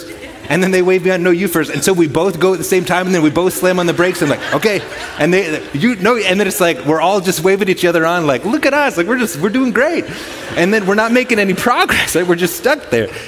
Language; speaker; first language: English; native; English